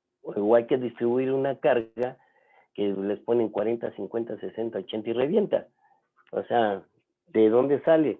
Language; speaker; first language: Spanish; native; Spanish